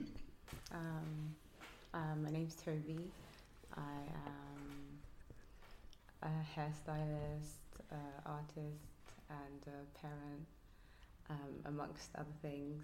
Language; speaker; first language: English; non-native, local second language; Yoruba